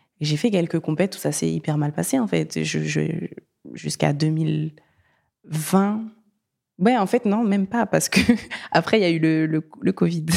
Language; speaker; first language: French; early bilingual, other home language; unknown